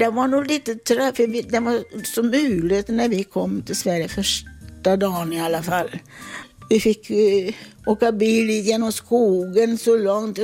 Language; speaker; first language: Swedish; non-native, fluent; Italian